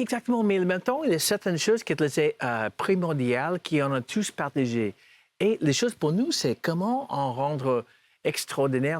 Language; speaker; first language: French; non-native, fluent; English